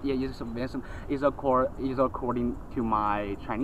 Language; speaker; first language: English; non-native, learner; Chinese